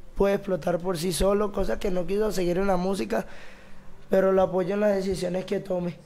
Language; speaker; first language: Spanish; native; Spanish